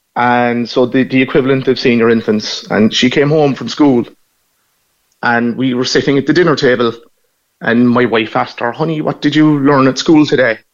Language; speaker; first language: English; native; English